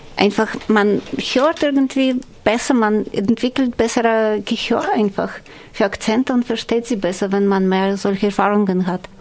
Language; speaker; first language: German; non-native, fluent; Russian